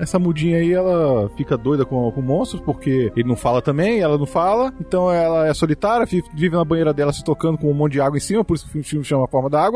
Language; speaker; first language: Portuguese; native; Portuguese